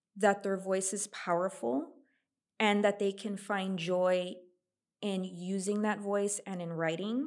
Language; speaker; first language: English; native; English